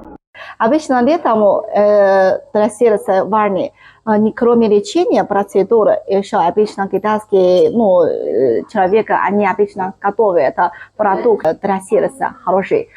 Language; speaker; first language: Russian; non-native, learner; Chinese